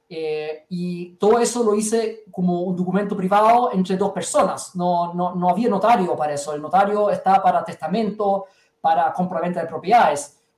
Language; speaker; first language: Spanish; early bilingual, heritage; German